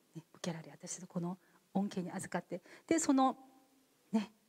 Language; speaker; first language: Japanese; non-native, fluent; Korean